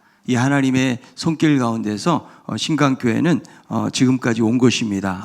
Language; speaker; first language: Korean; native; Korean